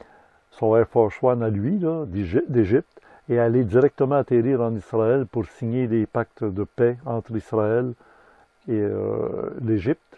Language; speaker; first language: French; native; French